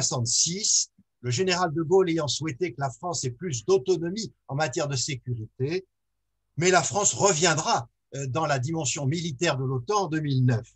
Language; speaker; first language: French; native; French